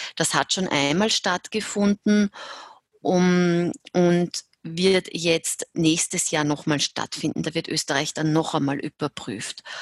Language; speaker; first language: German; native; German